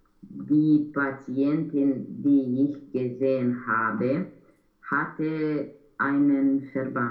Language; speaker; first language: German; non-native, learner; Romanian